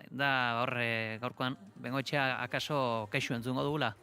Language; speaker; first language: Basque; native; Basque